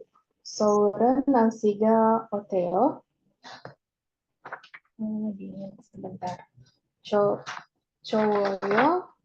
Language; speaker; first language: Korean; non-native, learner; Indonesian